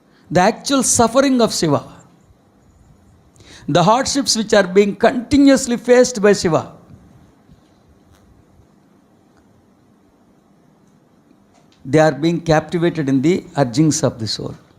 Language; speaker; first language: English; non-native, local second language; Telugu